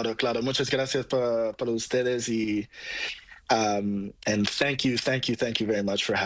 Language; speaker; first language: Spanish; non-native, learner; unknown